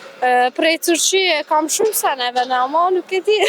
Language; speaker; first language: Albanian; non-native, learner; Turkish